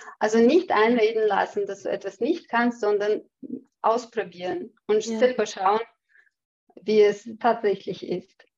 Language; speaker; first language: German; non-native, fluent; Chechen